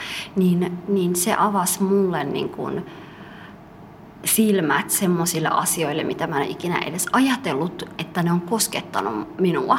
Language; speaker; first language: Finnish; early bilingual, other home language; Somali